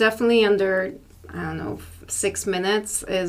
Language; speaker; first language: English; non-native, fluent; Polish